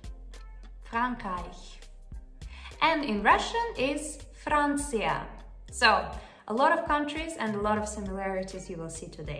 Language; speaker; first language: English; non-native, fluent; Russian